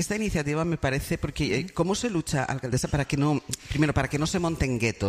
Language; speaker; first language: Spanish; native; Spanish